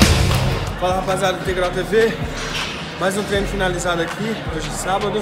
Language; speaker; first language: Portuguese; native; Portuguese